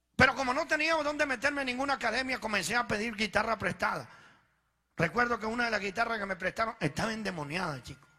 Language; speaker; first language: Spanish; early bilingual, other home language; Italian